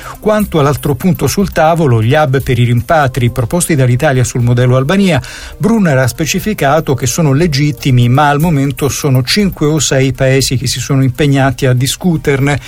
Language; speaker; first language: Italian; native; Italian